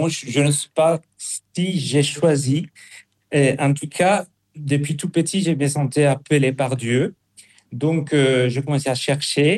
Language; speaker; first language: French; non-native, fluent; Spanish